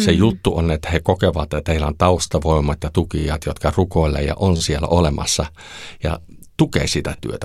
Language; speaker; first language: Finnish; non-native, fluent; German